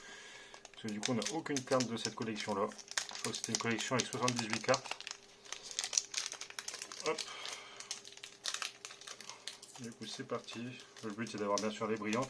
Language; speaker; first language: French; native; French